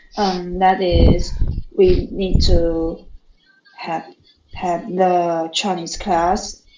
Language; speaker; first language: English; non-native, learner; Chinese